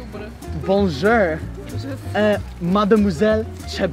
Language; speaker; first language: French; non-native, learner; English